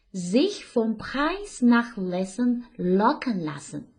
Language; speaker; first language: German; non-native, fluent; Chinese